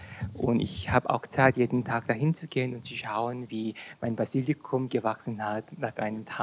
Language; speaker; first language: German; non-native, fluent; Korean